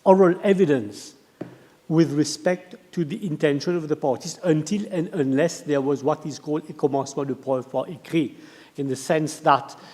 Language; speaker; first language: English; non-native, local second language; Morisyen